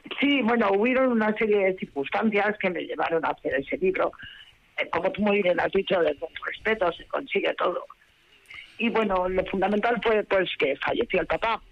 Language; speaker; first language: Spanish; native; Spanish